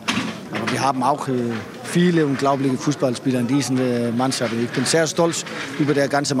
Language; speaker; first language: German; non-native, fluent; Danish